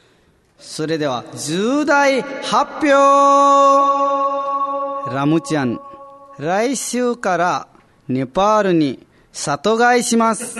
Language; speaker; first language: Japanese; non-native, fluent; Nepali